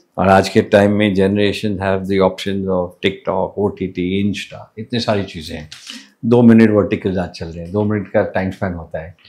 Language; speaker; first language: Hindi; non-native, local second language; English